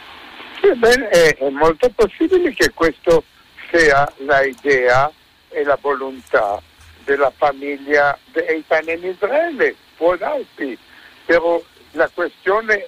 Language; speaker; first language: Italian; non-native, fluent; Hebrew